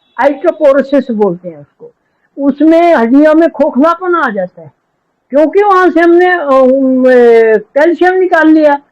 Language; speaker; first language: Hindi; native; Hindi